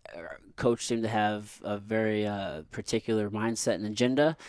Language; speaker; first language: English; native; English